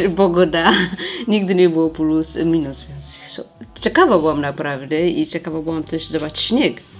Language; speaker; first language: Polish; non-native, fluent; Tigrinya